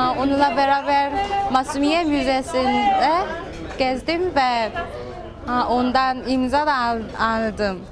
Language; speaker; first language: Turkish; non-native, learner; Korean